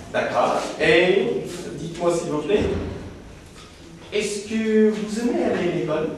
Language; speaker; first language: French; non-native, fluent; Russian